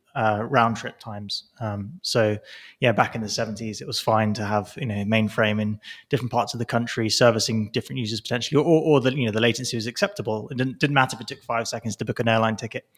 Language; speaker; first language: English; native; English